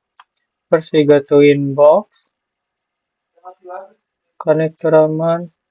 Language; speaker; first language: English; non-native, learner; Indonesian